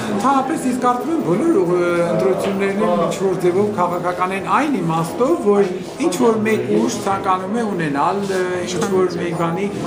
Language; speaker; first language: Armenian; native; Armenian